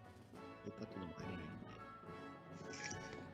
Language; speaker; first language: Japanese; native; Japanese